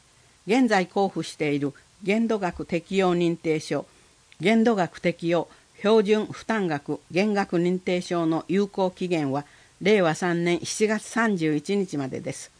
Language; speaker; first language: Japanese; native; Japanese